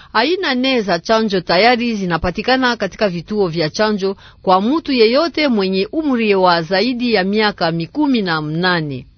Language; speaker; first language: Swahili; native; Swahili